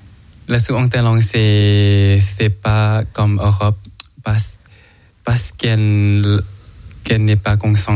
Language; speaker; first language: French; non-native, learner; Thai